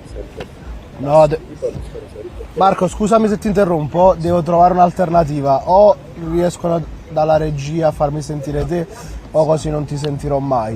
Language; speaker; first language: Italian; native; Italian